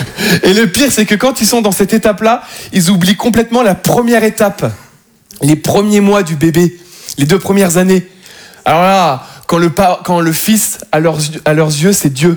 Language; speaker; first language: French; native; French